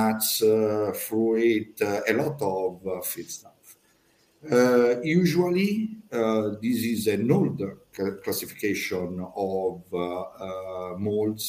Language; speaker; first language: English; non-native, fluent; Italian